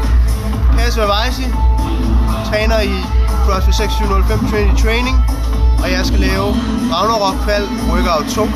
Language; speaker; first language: Danish; native; Danish